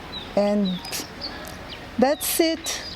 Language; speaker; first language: English; non-native, learner; Portuguese